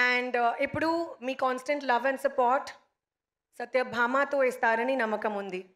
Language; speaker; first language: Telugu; non-native, local second language; Hindi